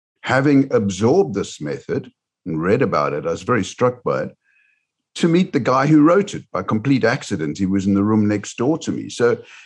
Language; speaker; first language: English; native; English